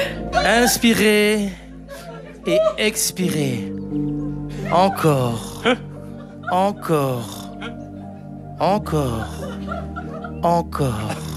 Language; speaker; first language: French; native; French